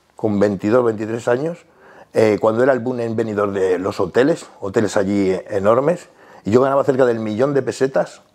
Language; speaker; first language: Spanish; native; Spanish